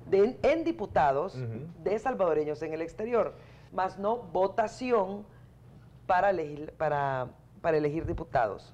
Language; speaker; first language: Spanish; native; Spanish